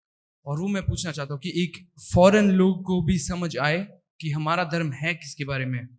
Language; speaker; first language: Hindi; early bilingual, heritage; Hindi